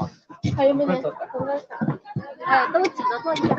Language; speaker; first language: Chinese; native; Chinese